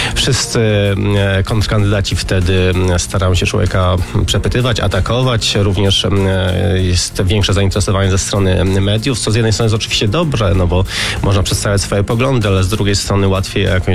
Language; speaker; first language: Polish; native; Polish